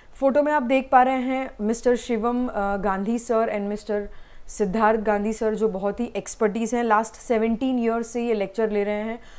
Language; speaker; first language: Hindi; non-native, local second language; Gujarati